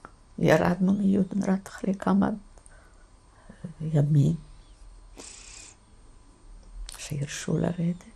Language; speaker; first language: Hebrew; non-native, fluent; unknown